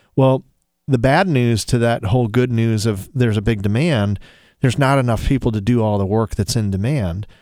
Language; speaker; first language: English; native; English